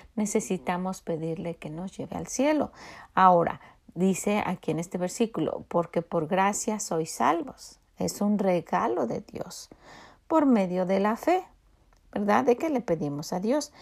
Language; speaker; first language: Spanish; native; Spanish